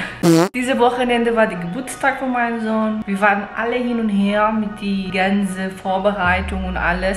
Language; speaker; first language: German; non-native, fluent; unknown